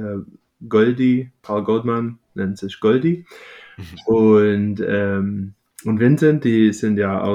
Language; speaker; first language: German; non-native, fluent; English